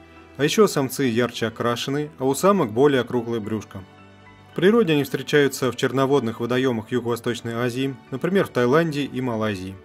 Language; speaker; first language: Russian; native; Russian